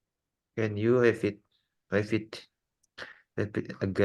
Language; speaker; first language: English; non-native, learner; Indonesian